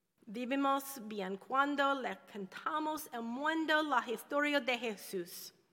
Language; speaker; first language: Spanish; non-native, learner; English